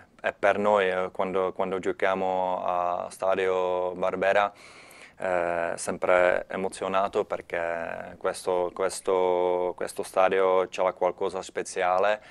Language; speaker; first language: Italian; non-native, learner; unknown